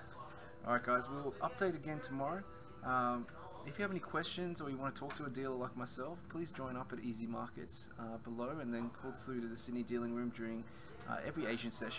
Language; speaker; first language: English; native; English